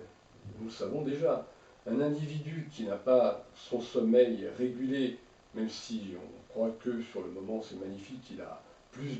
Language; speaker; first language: French; native; French